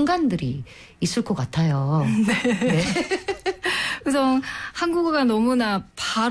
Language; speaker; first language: Korean; non-native, fluent; Japanese